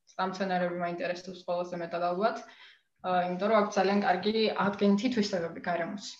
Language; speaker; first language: Georgian; native; Georgian